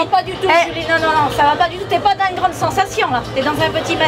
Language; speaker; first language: French; native; French